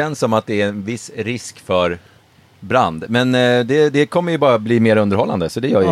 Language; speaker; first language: Swedish; native; Swedish